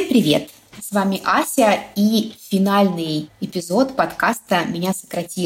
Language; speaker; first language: Russian; native; Russian